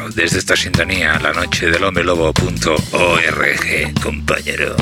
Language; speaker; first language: Spanish; native; Spanish